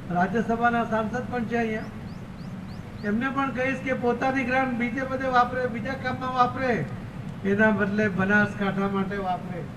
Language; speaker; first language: Gujarati; non-native, local second language; Marathi